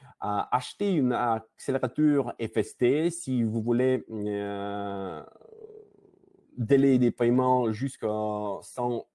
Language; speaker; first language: French; non-native, learner; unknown